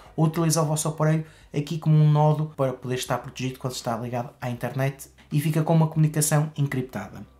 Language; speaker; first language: Portuguese; native; Portuguese